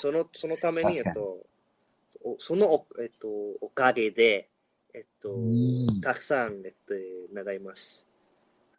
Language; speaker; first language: Japanese; non-native, learner; Spanish